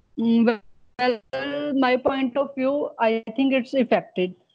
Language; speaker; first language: English; non-native, local second language; Punjabi